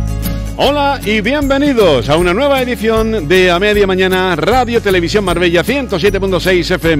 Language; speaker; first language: Spanish; native; Spanish